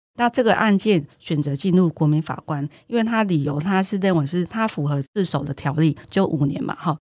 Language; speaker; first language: Chinese; native; Chinese